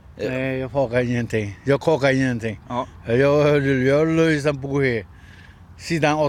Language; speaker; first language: Swedish; non-native, learner; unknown